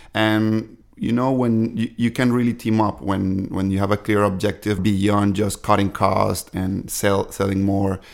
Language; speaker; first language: English; non-native, fluent; Spanish